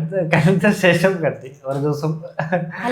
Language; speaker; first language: Malayalam; non-native, local second language; Bangla